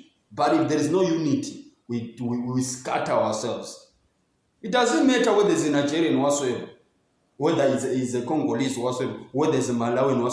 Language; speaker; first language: English; non-native, local second language; Zulu